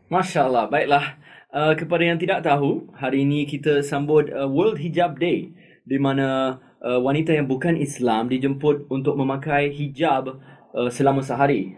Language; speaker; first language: Malay; non-native, local second language; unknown